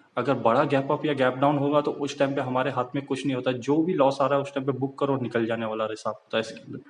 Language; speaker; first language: Hindi; native; Hindi